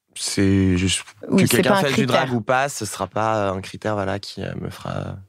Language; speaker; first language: French; native; French